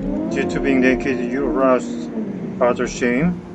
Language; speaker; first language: English; non-native, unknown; Korean